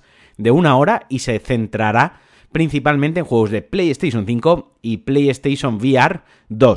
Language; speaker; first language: Spanish; native; Spanish